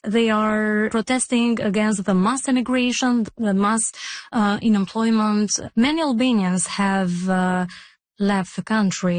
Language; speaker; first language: English; non-native, fluent; Albanian